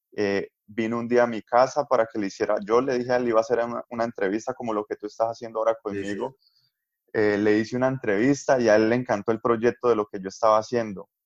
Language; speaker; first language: Spanish; native; Spanish